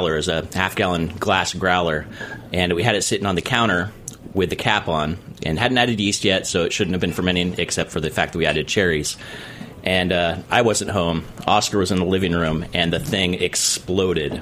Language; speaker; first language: English; native; English